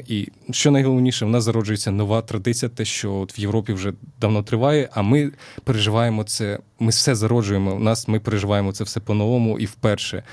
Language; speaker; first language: Ukrainian; native; Ukrainian